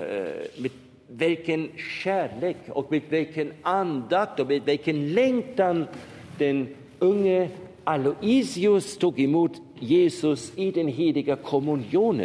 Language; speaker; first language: Swedish; non-native, fluent; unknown